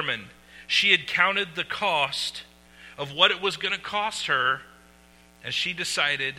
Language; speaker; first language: English; native; English